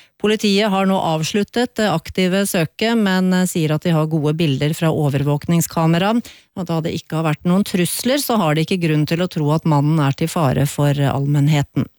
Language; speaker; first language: Norwegian; native; Norwegian